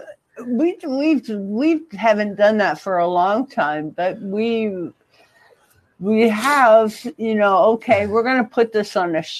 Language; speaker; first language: English; native; English